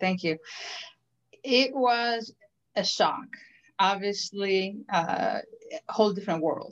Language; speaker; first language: English; early bilingual, other home language; Greek